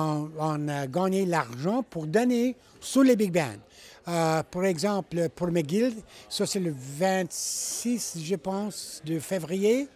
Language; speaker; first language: French; non-native, learner; English